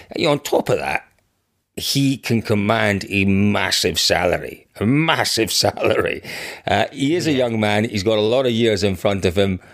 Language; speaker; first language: English; native; English